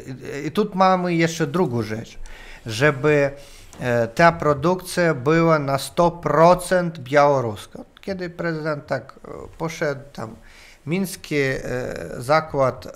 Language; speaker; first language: Polish; non-native, learner; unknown